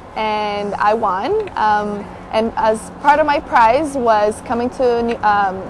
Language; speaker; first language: English; early bilingual, other home language; Portuguese